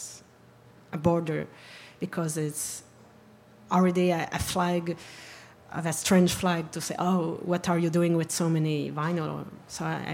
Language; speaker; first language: English; non-native, learner; French